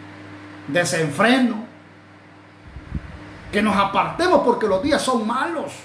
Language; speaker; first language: Spanish; native; Spanish